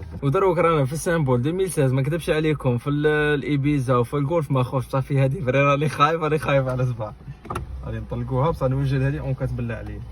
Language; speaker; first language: Arabic; native; Arabic